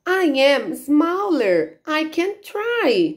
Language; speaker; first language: English; non-native, learner; Portuguese